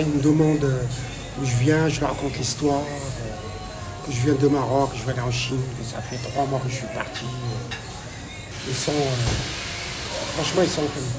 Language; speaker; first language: French; non-native, local second language; Arabic